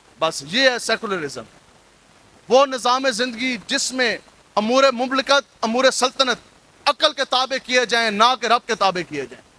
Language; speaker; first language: Urdu; non-native, local second language; Punjabi